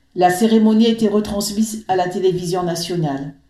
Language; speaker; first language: French; native; French